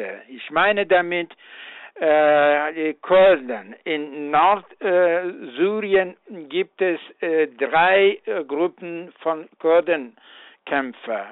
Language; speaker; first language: German; non-native, fluent; Persian